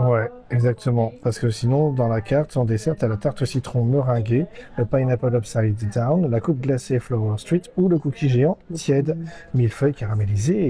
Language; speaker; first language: French; native; French